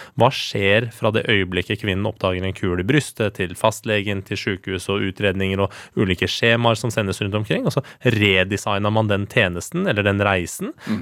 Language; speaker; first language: Norwegian; early bilingual, other home language; Persian